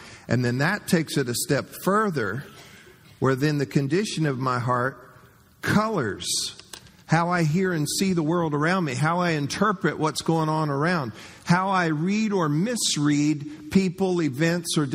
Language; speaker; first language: English; native; English